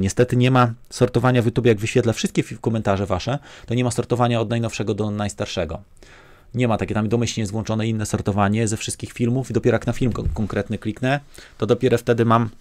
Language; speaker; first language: Polish; native; Polish